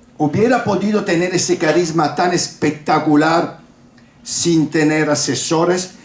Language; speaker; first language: Spanish; non-native, fluent; Italian